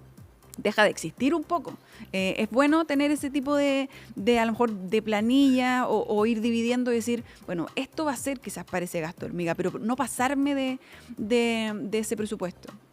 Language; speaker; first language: Spanish; native; Spanish